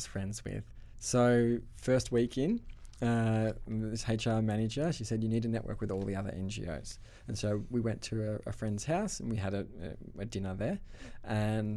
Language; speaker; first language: English; native; English